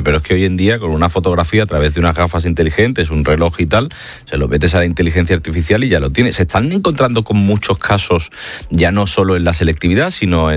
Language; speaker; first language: Spanish; native; Spanish